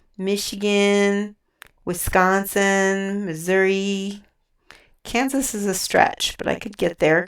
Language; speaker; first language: English; native; English